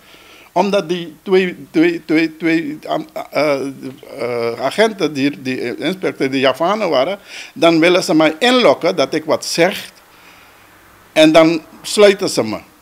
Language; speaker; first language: Dutch; non-native, local second language; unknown